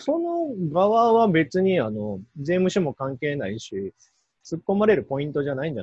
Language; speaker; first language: Japanese; native; Japanese